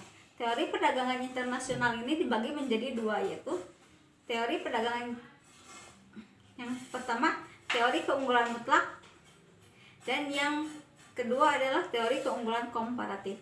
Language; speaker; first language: Indonesian; native; Indonesian